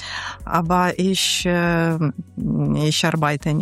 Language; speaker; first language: German; non-native, learner; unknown